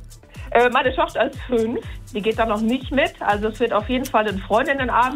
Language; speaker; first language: German; native; German